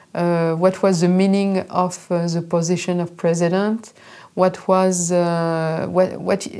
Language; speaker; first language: English; non-native, fluent; French